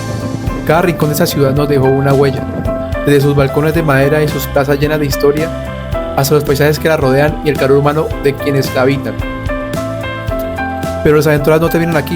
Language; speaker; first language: Spanish; native; Spanish